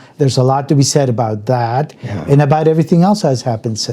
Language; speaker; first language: English; early bilingual, other home language; Spanish